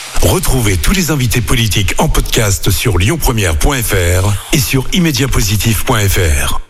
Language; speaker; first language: French; native; French